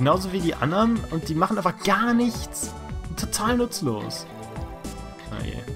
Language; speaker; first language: German; native; German